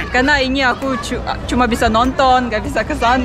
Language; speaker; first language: Indonesian; non-native, fluent; Russian